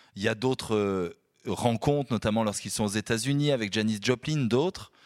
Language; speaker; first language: French; native; French